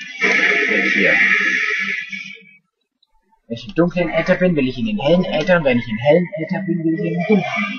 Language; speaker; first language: German; native; German